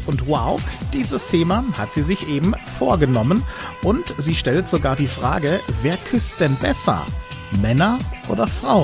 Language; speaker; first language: German; native; German